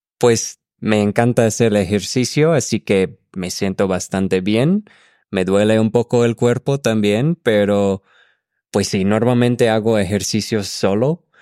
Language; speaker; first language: Spanish; non-native, fluent; English